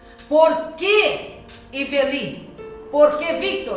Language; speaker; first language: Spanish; non-native, fluent; Portuguese